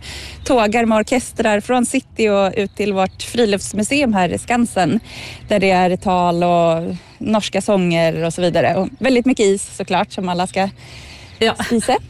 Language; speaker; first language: Swedish; native; Swedish